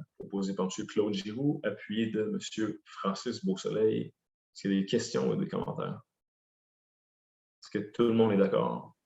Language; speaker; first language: French; native; French